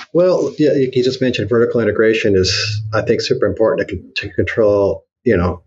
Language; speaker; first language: English; native; English